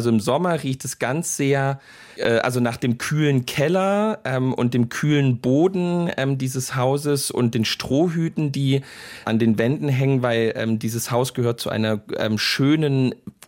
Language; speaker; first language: German; native; German